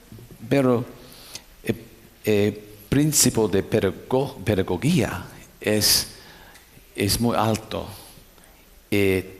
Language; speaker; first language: Spanish; non-native, learner; English